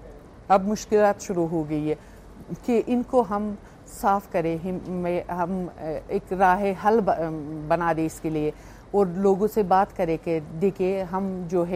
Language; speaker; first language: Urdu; non-native, fluent; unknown